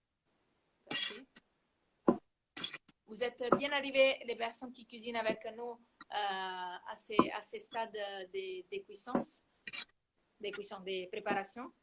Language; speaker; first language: French; non-native, fluent; Italian